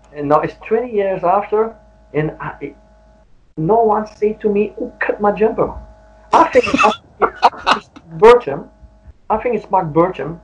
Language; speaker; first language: English; non-native, learner; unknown